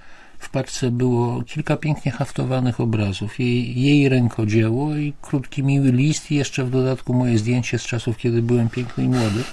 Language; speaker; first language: Polish; native; Polish